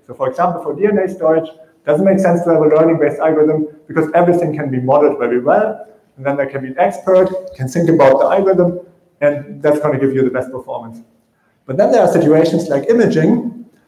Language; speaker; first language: English; non-native, fluent; German